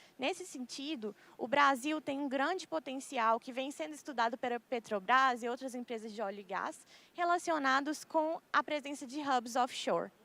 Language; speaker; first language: Portuguese; native; Portuguese